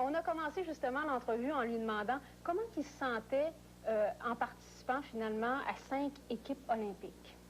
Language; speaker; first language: French; native; French